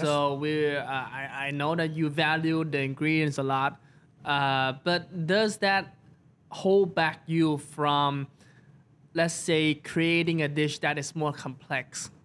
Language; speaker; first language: English; non-native, fluent; Vietnamese